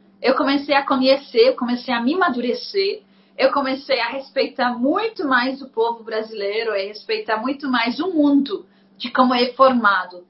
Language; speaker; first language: Portuguese; non-native, fluent; Arabic